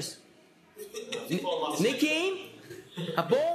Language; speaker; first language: English; non-native, fluent; Turkish